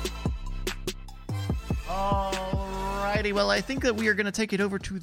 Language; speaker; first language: English; native; English